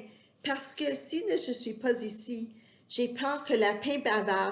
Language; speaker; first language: French; non-native, fluent; English